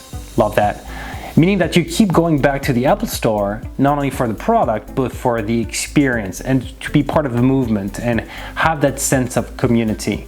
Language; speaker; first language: English; non-native, fluent; French